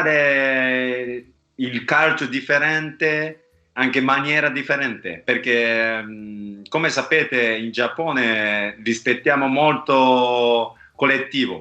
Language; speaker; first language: Italian; non-native, learner; Japanese